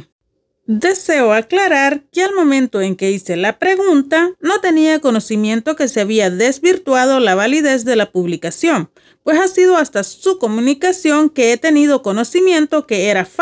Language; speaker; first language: Spanish; native; Spanish